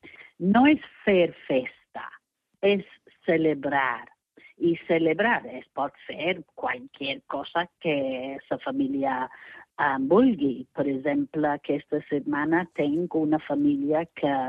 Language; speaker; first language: Catalan; non-native, fluent; English